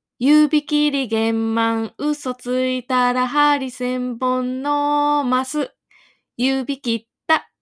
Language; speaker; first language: Japanese; native; Japanese